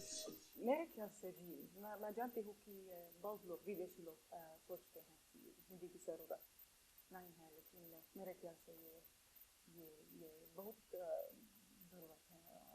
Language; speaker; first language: Hindi; non-native, fluent; Finnish